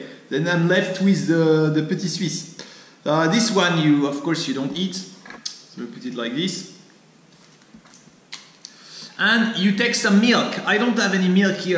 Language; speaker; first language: English; non-native, fluent; French